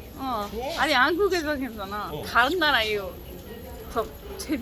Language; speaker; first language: Korean; non-native, learner; Arabic